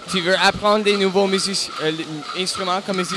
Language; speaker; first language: French; non-native, local second language; English